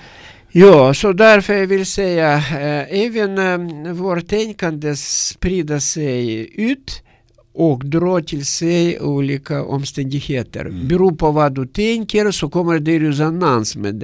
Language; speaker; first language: Swedish; non-native, learner; Russian